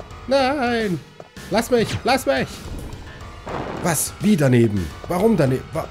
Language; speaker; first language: German; native; German